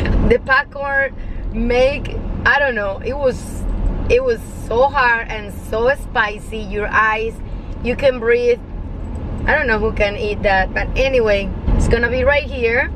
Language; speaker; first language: English; non-native, learner; Spanish